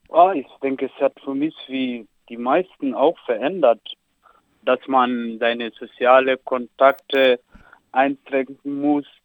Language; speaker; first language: German; non-native, learner; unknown